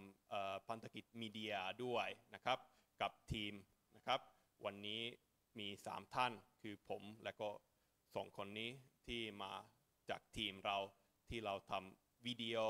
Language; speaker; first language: Thai; non-native, fluent; Finnish